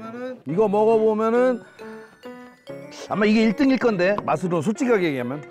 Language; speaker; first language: Korean; native; Korean